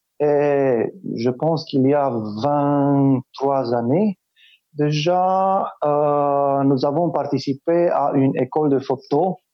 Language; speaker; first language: French; non-native, learner; Romanian